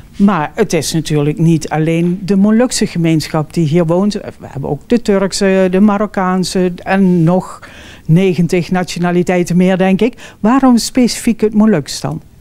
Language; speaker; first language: Dutch; native; Dutch